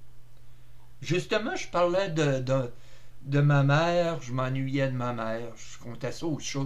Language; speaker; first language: French; native; French